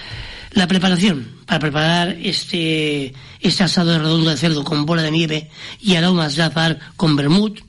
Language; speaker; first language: Spanish; native; Spanish